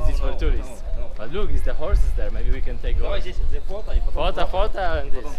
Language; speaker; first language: English; non-native, learner; Polish